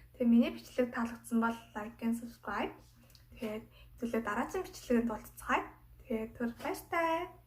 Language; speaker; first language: Mongolian; non-native, fluent; Korean